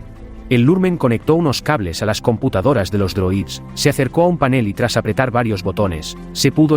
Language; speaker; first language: Spanish; native; Spanish